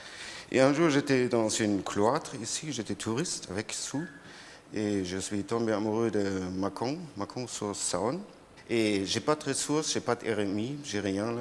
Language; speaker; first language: French; non-native, learner; German